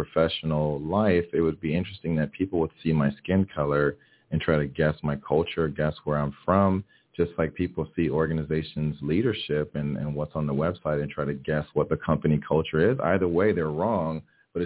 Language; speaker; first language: English; early bilingual, other home language; Haitian Creole